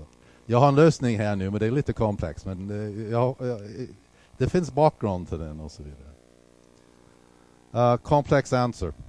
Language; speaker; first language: Swedish; non-native, fluent; English